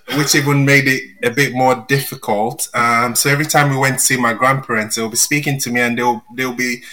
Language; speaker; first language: English; non-native, local second language; Yoruba